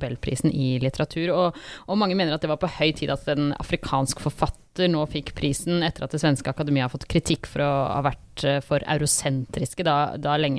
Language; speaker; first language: Norwegian; native; Norwegian